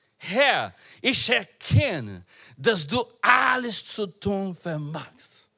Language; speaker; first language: German; non-native, learner; Portuguese